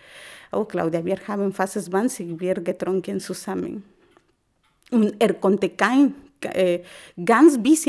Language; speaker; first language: German; non-native, learner; Spanish